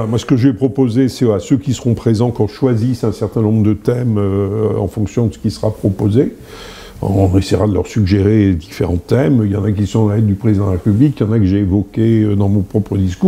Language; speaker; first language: French; native; French